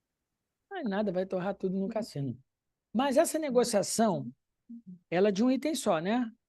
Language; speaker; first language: Portuguese; native; Portuguese